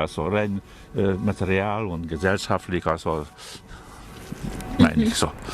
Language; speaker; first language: German; non-native, fluent; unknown